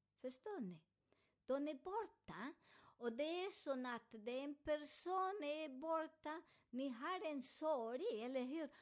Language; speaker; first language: Swedish; non-native, fluent; Spanish